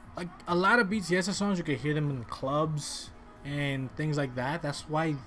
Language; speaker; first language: English; early bilingual, other home language; Spanish